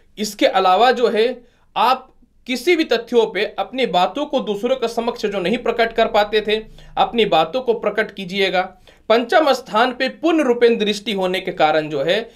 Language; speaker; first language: Hindi; native; Hindi